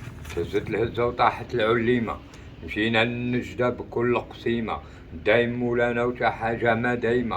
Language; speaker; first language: Arabic; native; Arabic